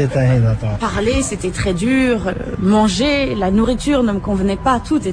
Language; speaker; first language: French; native; French